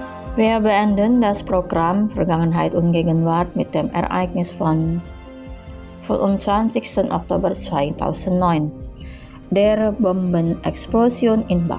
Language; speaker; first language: German; non-native, fluent; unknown